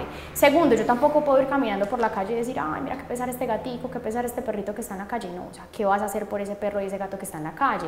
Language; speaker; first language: Spanish; native; Spanish